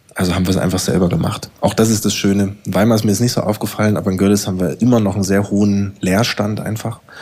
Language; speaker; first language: German; native; German